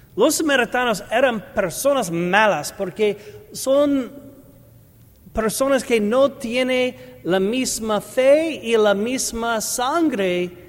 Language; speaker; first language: Spanish; non-native, learner; English